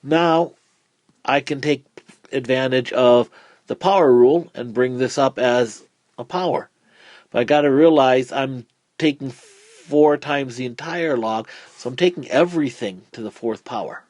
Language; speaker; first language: English; native; English